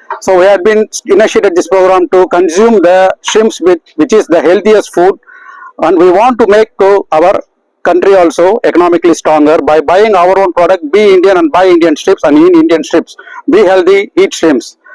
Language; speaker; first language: English; non-native, local second language; Telugu